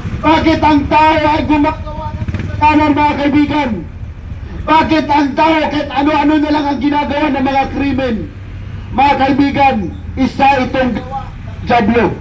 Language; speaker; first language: Filipino; non-native, local second language; Cebuano